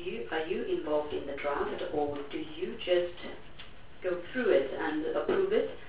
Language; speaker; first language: English; non-native, fluent; Chinese